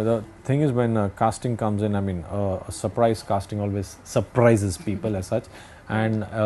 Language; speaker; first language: English; non-native, local second language; Hindi